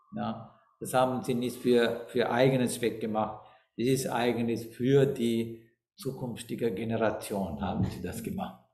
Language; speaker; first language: German; non-native, fluent; Sinhala